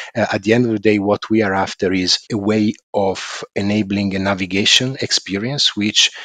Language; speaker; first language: English; non-native, fluent; Italian